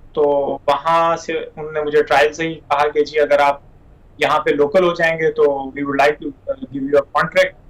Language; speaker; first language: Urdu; non-native, local second language; Punjabi